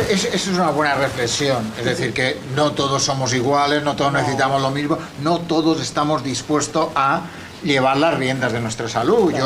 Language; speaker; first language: Spanish; native; Spanish